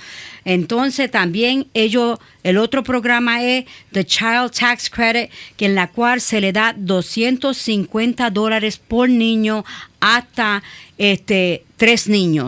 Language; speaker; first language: Spanish; early bilingual, other home language; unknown